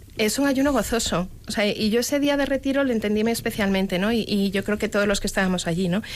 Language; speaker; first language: Spanish; native; Spanish